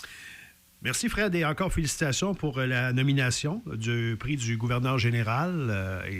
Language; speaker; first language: French; native; French